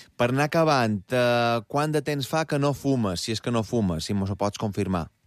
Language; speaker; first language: Catalan; native; Catalan